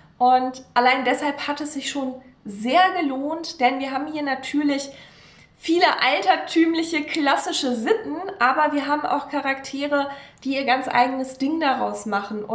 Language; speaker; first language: German; native; German